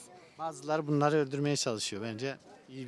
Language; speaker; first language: Turkish; native; Turkish